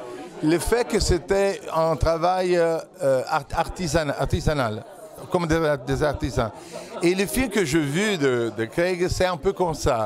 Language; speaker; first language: French; non-native, fluent; Italian